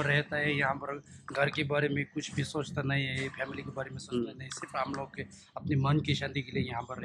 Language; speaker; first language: Hindi; non-native, fluent; Tibetan